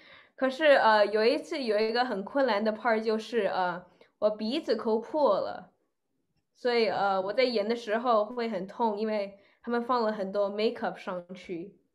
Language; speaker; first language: Chinese; early bilingual, other home language; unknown